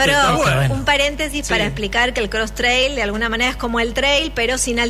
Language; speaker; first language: Spanish; native; Spanish